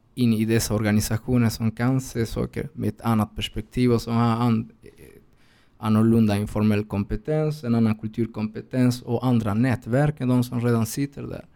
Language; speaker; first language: Swedish; non-native, fluent; Spanish